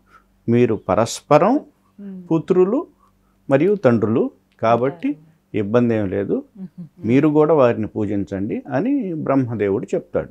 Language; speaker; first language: Telugu; native; Telugu